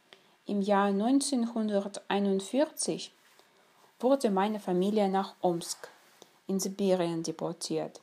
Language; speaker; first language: German; non-native, fluent; Russian